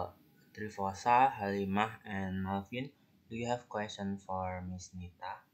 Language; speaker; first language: English; non-native, learner; Indonesian